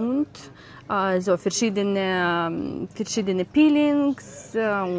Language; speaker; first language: German; non-native, learner; Ukrainian